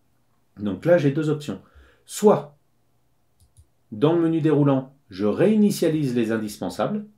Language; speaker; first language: French; native; French